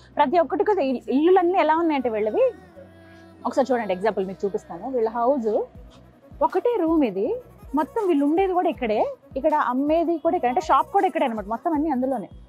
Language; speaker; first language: Telugu; native; Telugu